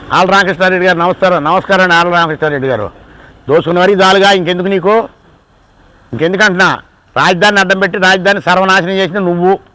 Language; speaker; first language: Telugu; native; Telugu